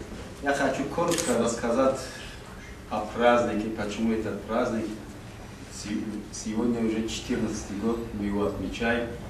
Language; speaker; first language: Russian; non-native, local second language; Tajik